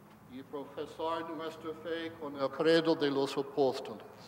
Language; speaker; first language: Spanish; non-native, fluent; English